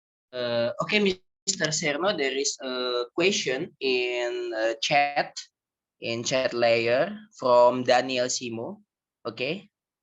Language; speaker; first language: English; non-native, learner; Indonesian